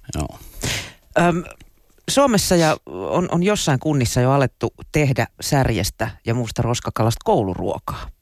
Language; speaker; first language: Finnish; native; Finnish